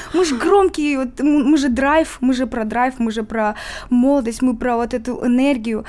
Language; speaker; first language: Russian; non-native, local second language; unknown